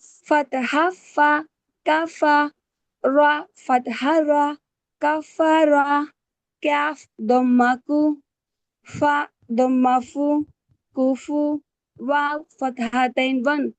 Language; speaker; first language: Arabic; non-native, learner; Telugu